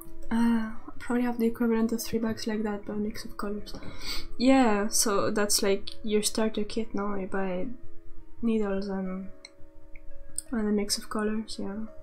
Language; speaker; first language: English; non-native, fluent; French